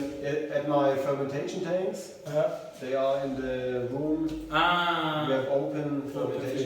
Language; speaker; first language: English; non-native, learner; German